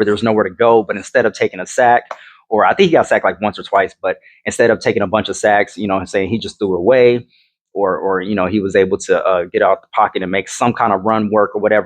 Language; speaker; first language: English; native; English